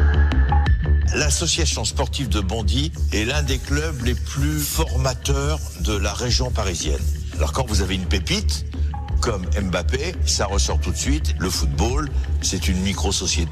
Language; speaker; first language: French; native; French